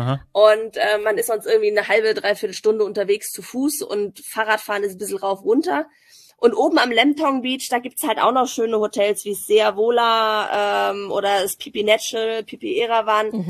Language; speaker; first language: German; native; German